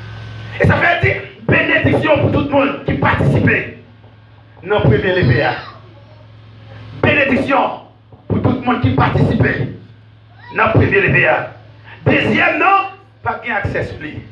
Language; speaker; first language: French; non-native, local second language; Haitian Creole